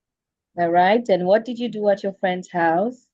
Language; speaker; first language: English; non-native, fluent; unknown